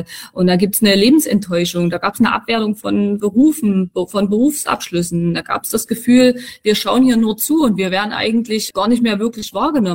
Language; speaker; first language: German; native; German